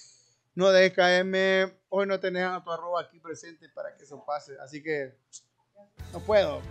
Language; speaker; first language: Spanish; native; Spanish